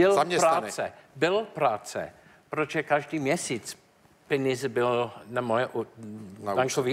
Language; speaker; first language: Czech; non-native, learner; English